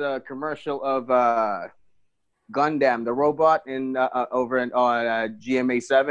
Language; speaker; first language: English; non-native, local second language; Filipino